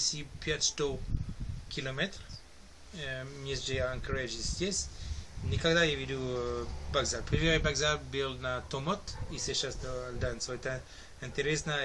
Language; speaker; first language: Russian; non-native, learner; English